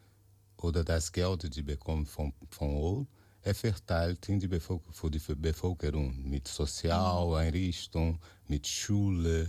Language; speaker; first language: German; non-native, learner; Portuguese